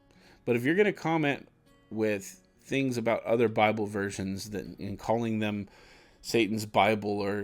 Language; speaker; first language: English; native; English